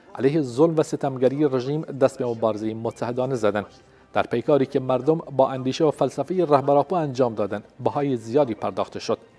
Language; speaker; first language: Persian; non-native, local second language; Central Kurdish